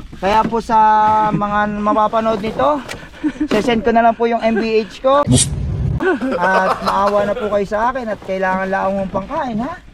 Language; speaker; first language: Filipino; native; Filipino